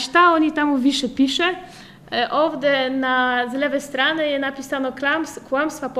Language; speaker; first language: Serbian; non-native, fluent; Polish